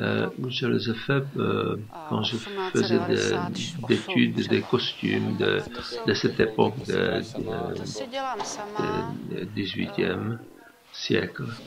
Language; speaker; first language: French; non-native, fluent; Czech